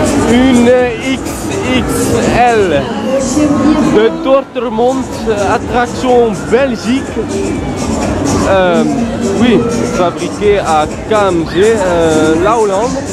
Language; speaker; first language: French; non-native, learner; Dutch